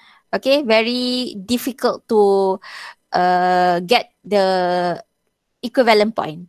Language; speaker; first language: English; non-native, local second language; Malay